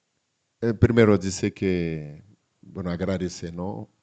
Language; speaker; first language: Spanish; non-native, fluent; Haitian Creole